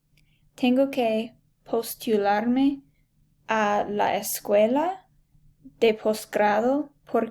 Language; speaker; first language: Spanish; non-native, learner; English